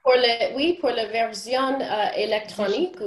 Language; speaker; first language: French; non-native, fluent; English